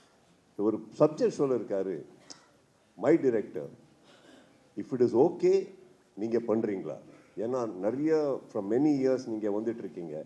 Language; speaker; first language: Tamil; non-native, learner; Kannada